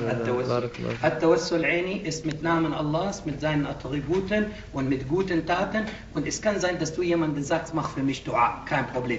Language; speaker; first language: German; non-native, fluent; Arabic